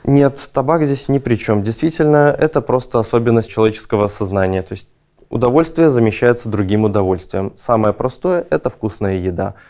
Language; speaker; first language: Russian; native; Russian